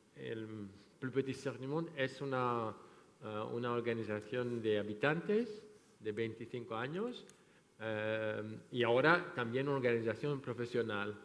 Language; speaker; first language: Spanish; non-native, fluent; French